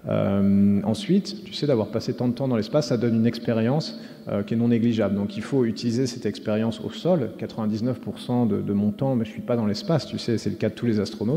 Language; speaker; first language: French; native; French